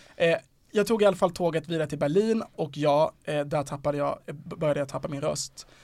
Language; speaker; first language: Swedish; native; Swedish